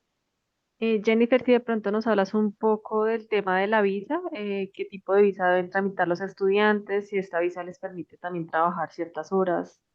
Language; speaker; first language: Spanish; native; Spanish